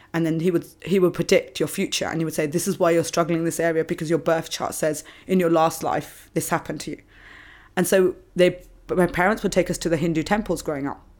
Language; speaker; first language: English; native; English